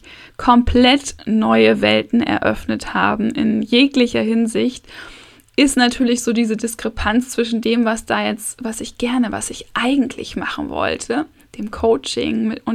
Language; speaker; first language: German; native; German